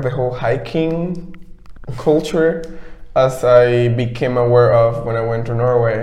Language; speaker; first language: English; non-native, fluent; Spanish